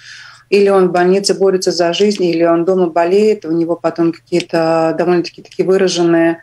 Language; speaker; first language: Russian; non-native, local second language; Latvian